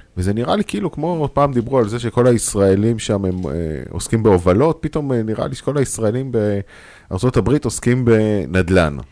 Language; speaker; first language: Hebrew; native; Hebrew